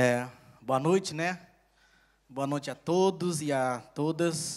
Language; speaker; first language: Portuguese; non-native, local second language; Yanomámi